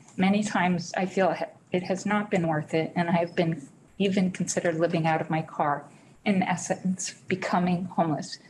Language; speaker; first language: English; native; English